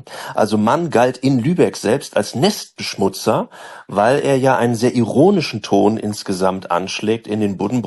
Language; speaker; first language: German; native; German